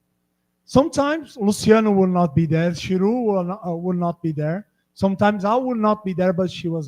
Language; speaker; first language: English; non-native, fluent; Portuguese